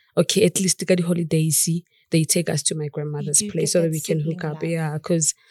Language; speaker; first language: English; non-native, local second language; Tswana